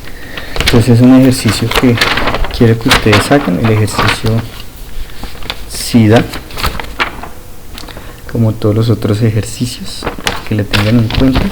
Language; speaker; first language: Spanish; native; Spanish